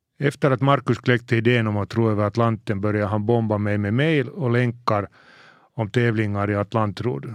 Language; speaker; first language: Swedish; native; Swedish